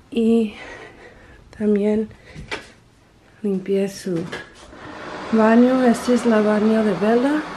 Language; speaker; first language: Spanish; early bilingual, heritage; Spanish